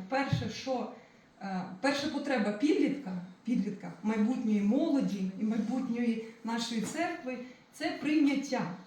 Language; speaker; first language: Ukrainian; non-native, local second language; Russian